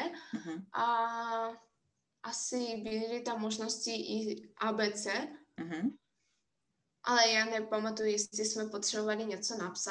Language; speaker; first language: Czech; non-native, fluent; Russian